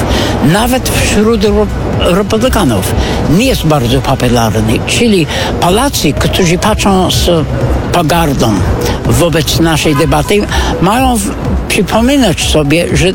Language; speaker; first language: Polish; non-native, fluent; English